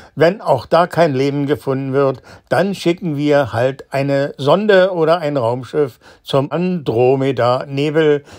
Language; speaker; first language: German; native; German